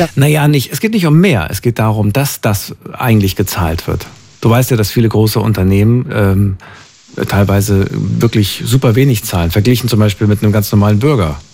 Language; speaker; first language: German; native; German